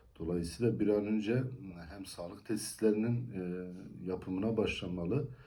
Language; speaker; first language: Turkish; native; Turkish